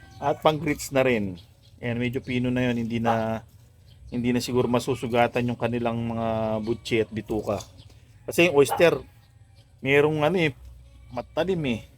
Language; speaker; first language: Filipino; native; Filipino